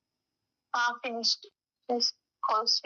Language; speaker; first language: English; non-native, learner; Malayalam